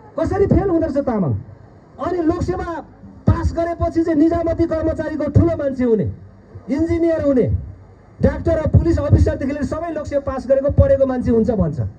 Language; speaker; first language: Nepali; non-native, local second language; Eastern Tamang